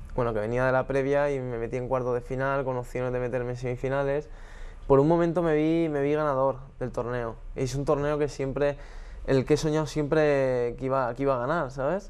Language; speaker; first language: Spanish; native; Spanish